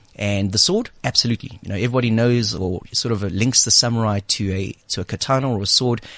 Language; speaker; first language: English; native; English